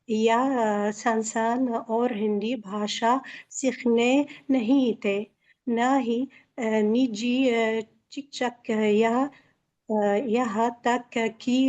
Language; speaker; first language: Hindi; non-native, learner; Arabic